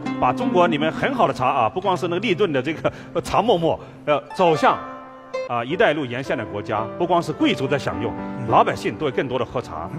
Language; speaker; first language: Chinese; native; Chinese